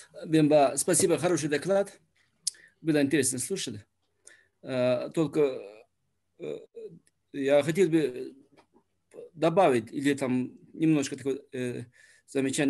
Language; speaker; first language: Russian; non-native, fluent; Mongolian